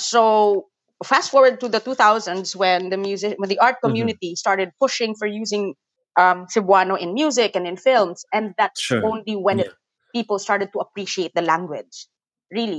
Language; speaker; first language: English; non-native, local second language; Cebuano